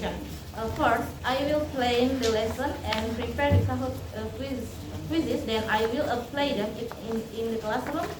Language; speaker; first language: English; non-native, learner; Indonesian